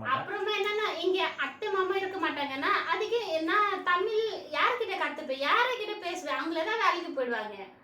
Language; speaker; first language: Tamil; non-native, local second language; Odia